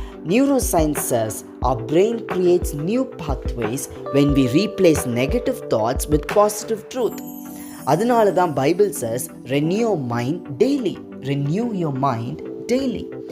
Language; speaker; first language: English; non-native, local second language; Tamil